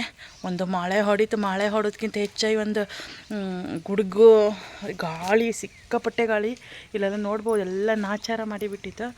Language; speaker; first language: Kannada; native; Kannada